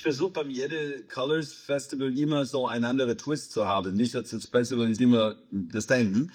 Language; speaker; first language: German; non-native, fluent; English